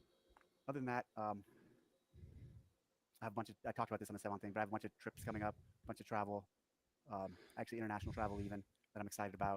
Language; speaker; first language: English; native; English